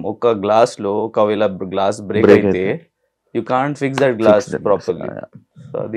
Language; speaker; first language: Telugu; non-native, learner; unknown